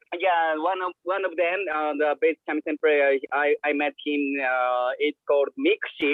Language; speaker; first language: English; non-native, learner; Japanese